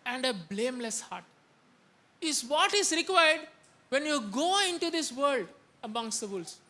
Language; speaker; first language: English; non-native, local second language; Telugu